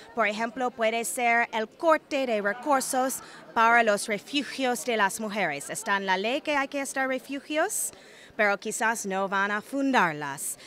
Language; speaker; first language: Spanish; non-native, fluent; English